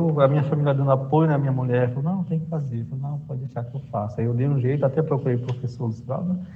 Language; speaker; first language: Portuguese; non-native, local second language; Kayapó